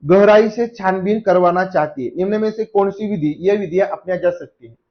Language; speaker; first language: Hindi; non-native, local second language; Marathi